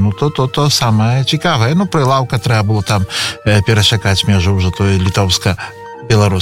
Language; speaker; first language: Belarusian; native; Belarusian